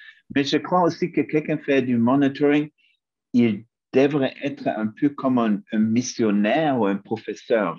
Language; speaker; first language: French; non-native, fluent; German